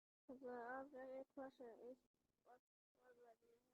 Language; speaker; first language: English; non-native, learner; Vietnamese